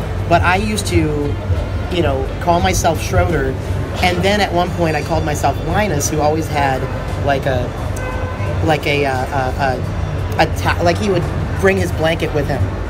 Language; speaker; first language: English; native; English